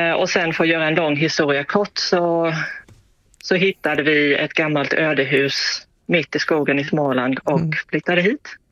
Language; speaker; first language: Swedish; early bilingual, heritage; Swedish